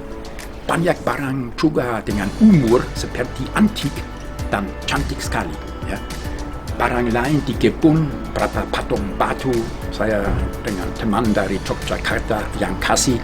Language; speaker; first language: Indonesian; non-native, fluent; German